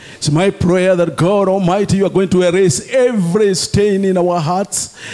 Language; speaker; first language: English; non-native, local second language; Swahili